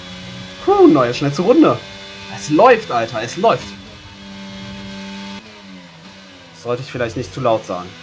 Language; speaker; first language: German; native; German